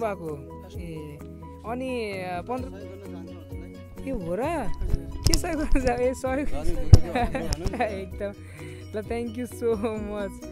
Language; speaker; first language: Nepali; native; Nepali